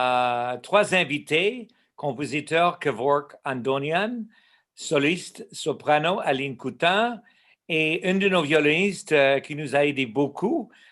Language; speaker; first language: French; non-native, local second language; English